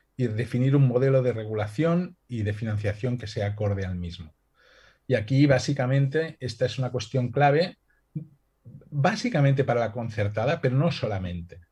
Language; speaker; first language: Spanish; non-native, local second language; Catalan